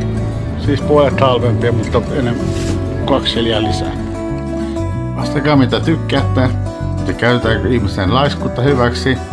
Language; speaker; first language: Finnish; non-native, local second language; Swedish